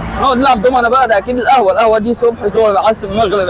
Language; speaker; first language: Arabic; native; Arabic